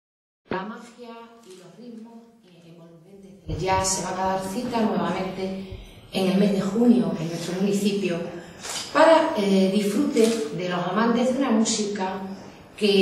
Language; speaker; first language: Spanish; native; Spanish